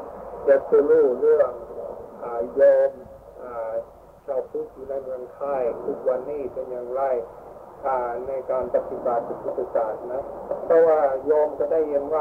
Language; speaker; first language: Thai; non-native, fluent; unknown